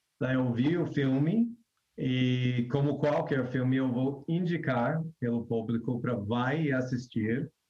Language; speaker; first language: Portuguese; non-native, fluent; English